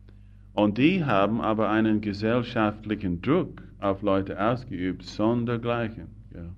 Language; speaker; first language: German; non-native, fluent; English